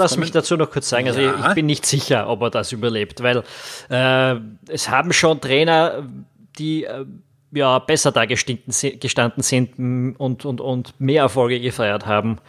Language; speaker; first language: German; native; German